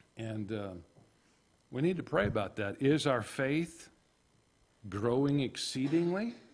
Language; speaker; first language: English; native; English